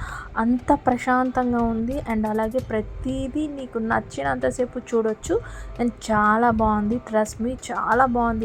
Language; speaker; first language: Telugu; native; Telugu